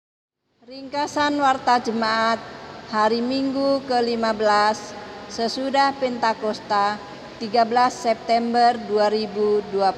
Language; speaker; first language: Indonesian; native; Indonesian